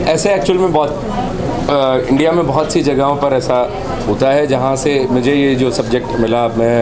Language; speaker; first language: Hindi; native; Hindi